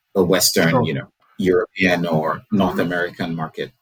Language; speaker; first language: English; non-native, local second language; Yoruba